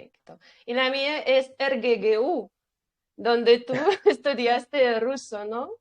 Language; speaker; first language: Spanish; non-native, fluent; Russian